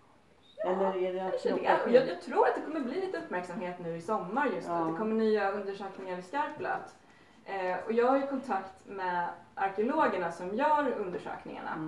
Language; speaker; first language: Swedish; native; Swedish